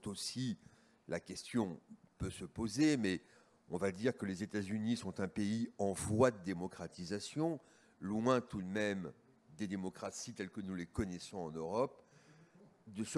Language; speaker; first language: French; native; French